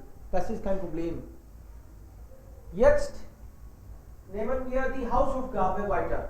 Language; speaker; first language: German; non-native, fluent; Hindi